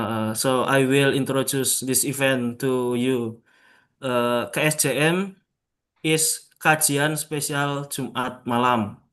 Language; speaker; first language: English; non-native, local second language; Javanese